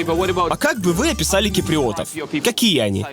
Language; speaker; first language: Russian; native; Russian